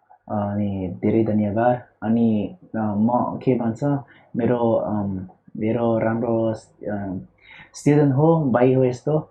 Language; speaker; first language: Nepali; early bilingual, heritage; Nepali